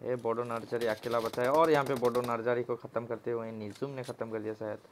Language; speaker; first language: Hindi; non-native, local second language; Assamese